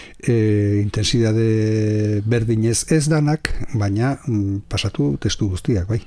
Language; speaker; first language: Basque; non-native, local second language; Spanish